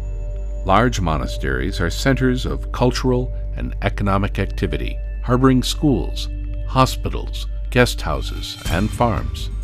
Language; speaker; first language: English; native; English